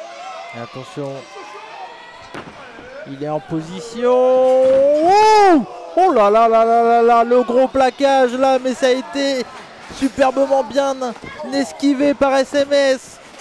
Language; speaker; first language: French; native; French